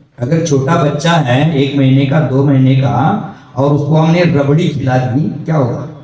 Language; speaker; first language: Hindi; non-native, local second language; Marathi